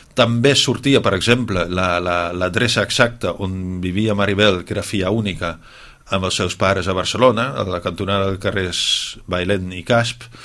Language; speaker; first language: Catalan; non-native, fluent; Dutch